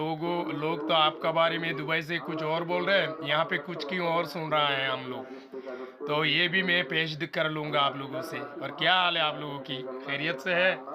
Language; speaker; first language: Hindi; non-native, fluent; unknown